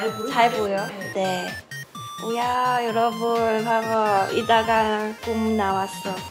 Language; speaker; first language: Korean; non-native, learner; Cantonese